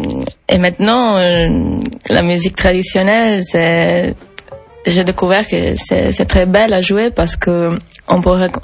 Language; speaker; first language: French; non-native, learner; Italian